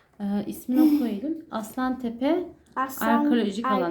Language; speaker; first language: Turkish; native; Turkish